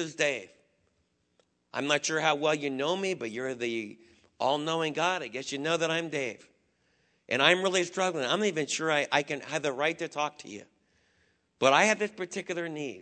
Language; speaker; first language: English; native; English